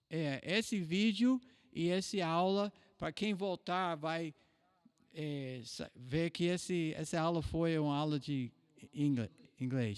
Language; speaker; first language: Portuguese; non-native, fluent; English